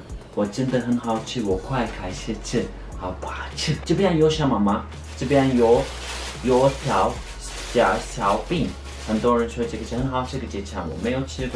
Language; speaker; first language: Chinese; non-native, learner; Turkish